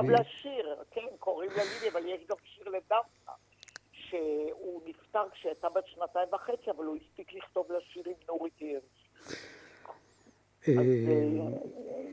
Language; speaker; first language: Hebrew; native; Hebrew